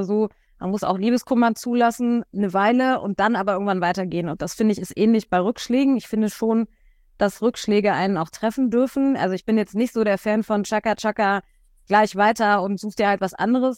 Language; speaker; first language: German; native; German